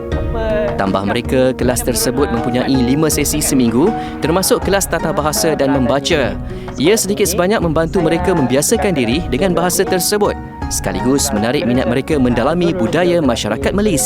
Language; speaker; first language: Malay; native; Malay